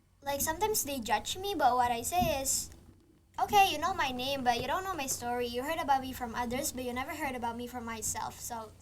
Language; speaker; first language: English; non-native, fluent; Indonesian